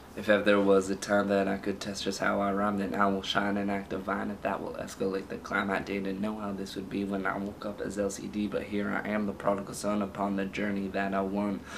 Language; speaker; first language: English; native; English